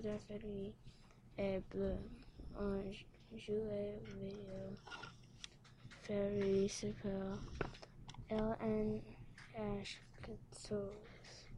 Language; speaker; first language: French; non-native, learner; English